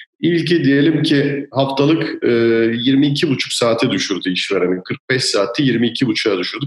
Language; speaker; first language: Turkish; native; Turkish